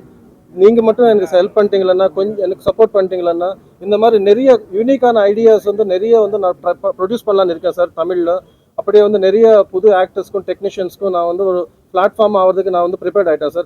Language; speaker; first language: Tamil; non-native, fluent; Telugu